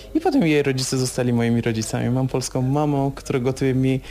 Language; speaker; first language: Polish; non-native, fluent; Persian